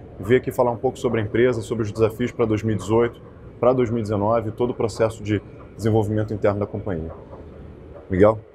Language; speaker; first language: Portuguese; native; Portuguese